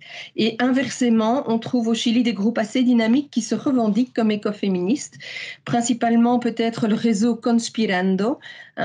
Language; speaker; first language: French; native; French